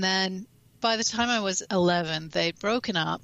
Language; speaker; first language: English; native; English